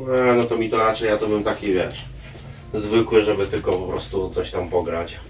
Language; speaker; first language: Polish; native; Polish